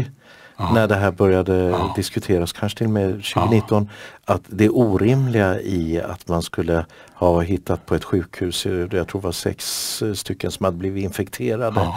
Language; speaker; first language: Swedish; native; Swedish